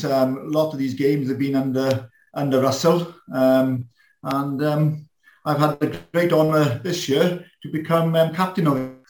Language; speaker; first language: English; non-native, local second language; Welsh